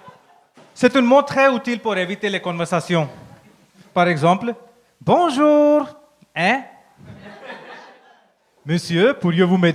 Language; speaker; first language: French; non-native, learner; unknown